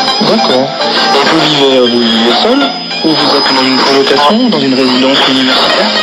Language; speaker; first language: French; native; French